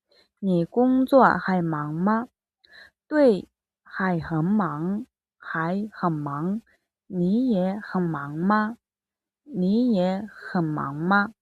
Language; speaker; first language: Chinese; non-native, fluent; Mongolian